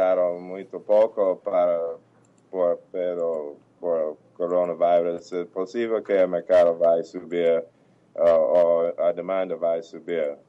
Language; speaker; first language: Portuguese; non-native, fluent; English